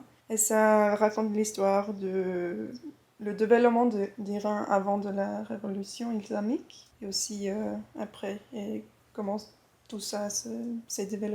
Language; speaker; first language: French; non-native, fluent; English